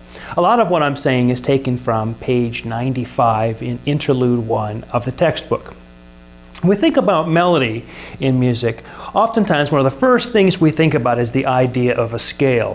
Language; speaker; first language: English; native; English